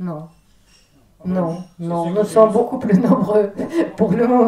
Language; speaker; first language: French; non-native, fluent; Russian